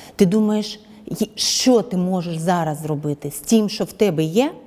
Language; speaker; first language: Ukrainian; native; Ukrainian